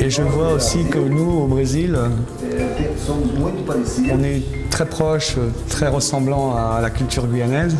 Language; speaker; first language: French; non-native, fluent; Portuguese